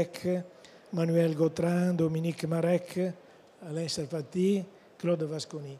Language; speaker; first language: French; non-native, fluent; Italian